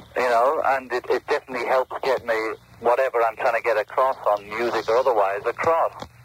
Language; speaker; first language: English; native; English